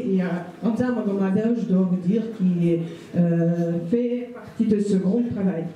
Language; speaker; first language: French; non-native, learner; Chechen